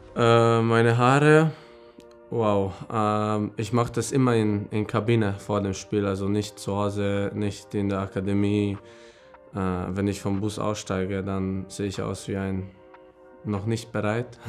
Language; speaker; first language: German; non-native, fluent; Hungarian